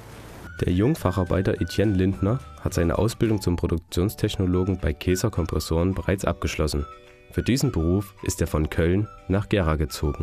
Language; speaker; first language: German; native; German